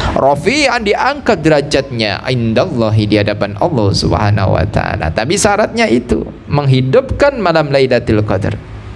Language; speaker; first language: Malay; non-native, local second language; Javanese